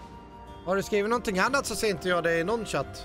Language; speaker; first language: Swedish; native; Swedish